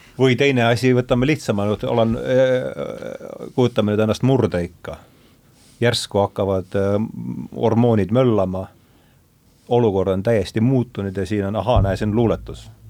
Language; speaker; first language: Estonian; native; Estonian